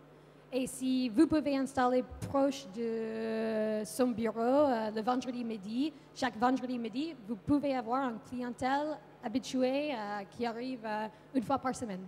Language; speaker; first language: French; non-native, fluent; English